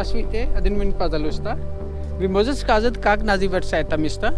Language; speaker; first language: Russian; non-native, learner; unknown